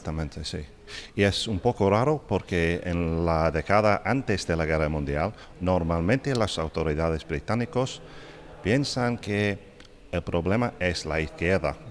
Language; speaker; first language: Spanish; non-native, fluent; English